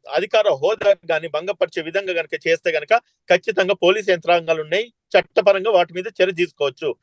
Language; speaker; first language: Telugu; native; Telugu